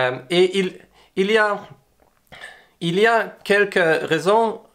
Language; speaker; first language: French; non-native, learner; English